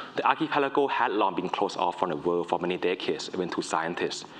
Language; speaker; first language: English; non-native, fluent; Thai